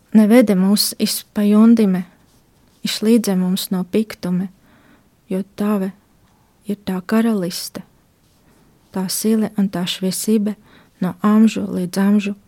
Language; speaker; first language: Latvian; native; Latvian